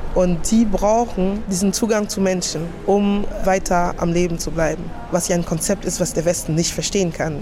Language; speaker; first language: German; early bilingual, other home language; French